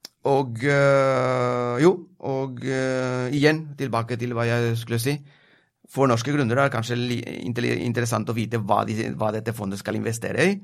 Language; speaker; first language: Norwegian; non-native, fluent; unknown